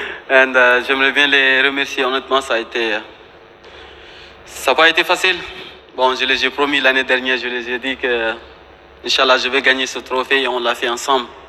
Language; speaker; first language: French; non-native, local second language; Mandingo